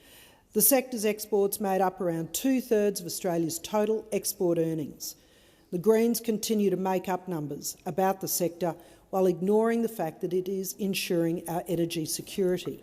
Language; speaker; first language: English; native; English